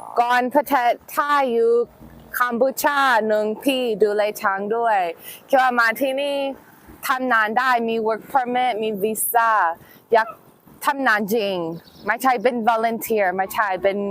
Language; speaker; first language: Thai; non-native, learner; English